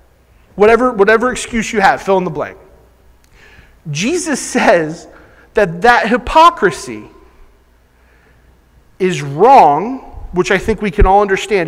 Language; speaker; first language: English; native; English